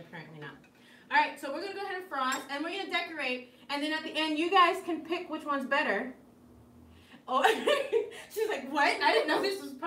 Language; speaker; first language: English; native; English